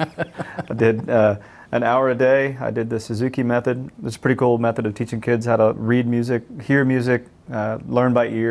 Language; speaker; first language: English; native; English